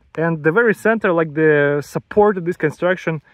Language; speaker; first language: English; non-native, fluent; Russian